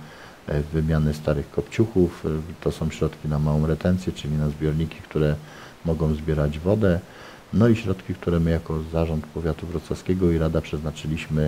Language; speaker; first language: Polish; native; Polish